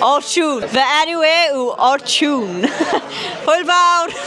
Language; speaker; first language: Welsh; non-native, local second language; English